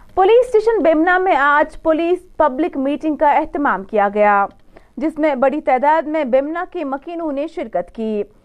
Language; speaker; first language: Urdu; non-native, local second language; Kashmiri